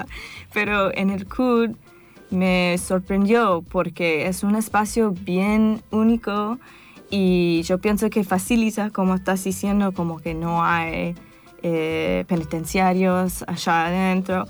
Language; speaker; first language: Spanish; non-native, fluent; English